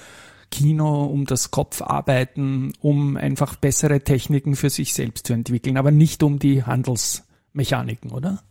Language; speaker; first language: German; native; German